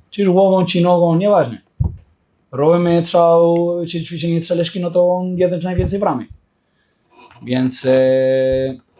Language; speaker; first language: Polish; non-native, fluent; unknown